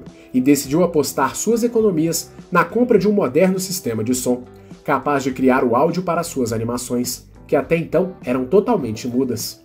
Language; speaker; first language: Portuguese; native; Portuguese